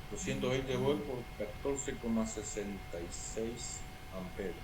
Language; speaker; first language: Spanish; native; Spanish